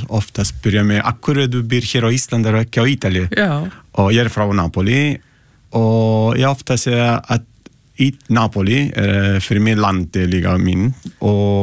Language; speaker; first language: Icelandic; non-native, learner; Italian